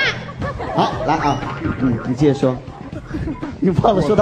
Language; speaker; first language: Chinese; native; Chinese